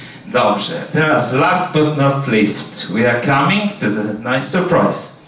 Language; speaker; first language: English; non-native, fluent; Polish